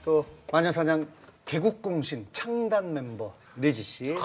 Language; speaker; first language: Korean; native; Korean